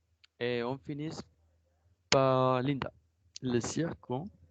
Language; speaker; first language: French; non-native, fluent; Spanish